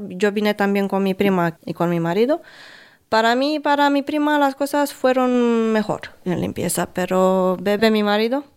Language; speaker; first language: Spanish; non-native, fluent; Romanian